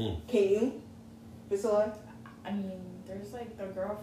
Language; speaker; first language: English; non-native, local second language; Akan